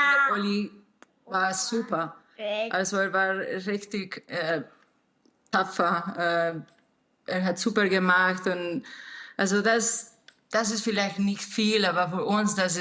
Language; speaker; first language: German; non-native, learner; Spanish